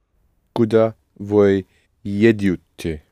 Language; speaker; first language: Russian; non-native, learner; English